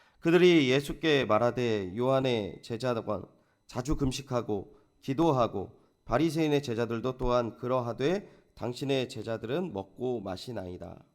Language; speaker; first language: Korean; native; Korean